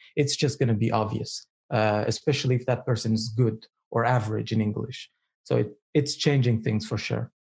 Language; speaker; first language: English; non-native, fluent; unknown